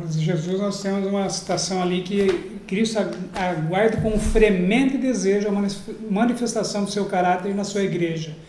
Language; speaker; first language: Portuguese; native; Portuguese